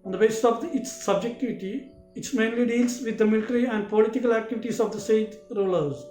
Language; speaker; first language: English; non-native, local second language; Malayalam